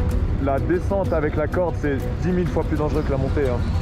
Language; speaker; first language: French; native; French